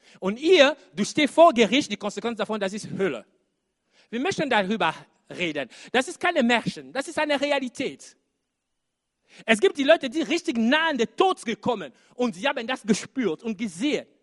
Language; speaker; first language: German; non-native, fluent; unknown